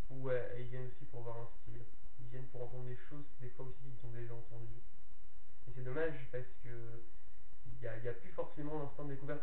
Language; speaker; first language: French; native; French